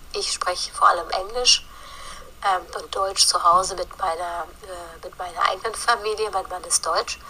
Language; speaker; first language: German; early bilingual, other home language; Turkish